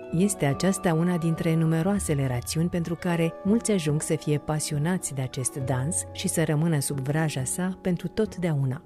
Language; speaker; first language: Romanian; native; Romanian